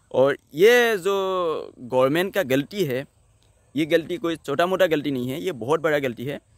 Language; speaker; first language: Hindi; non-native, local second language; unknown